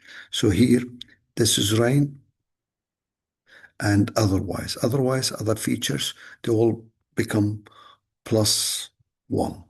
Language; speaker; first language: English; non-native, fluent; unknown